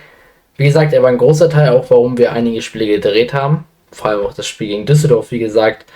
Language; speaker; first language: German; native; German